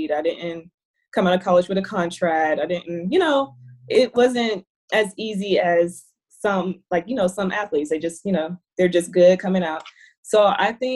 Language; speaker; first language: English; native; English